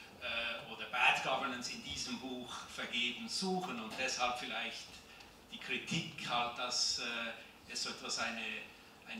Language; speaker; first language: German; native; German